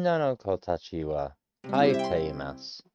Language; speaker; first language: Japanese; non-native, learner; English